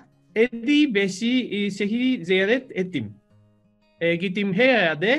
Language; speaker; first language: Turkish; non-native, learner; Japanese